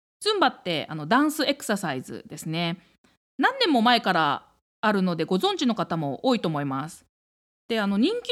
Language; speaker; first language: Japanese; native; Japanese